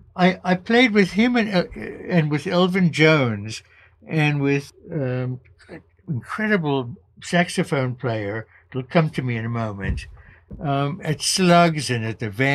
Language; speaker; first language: English; native; English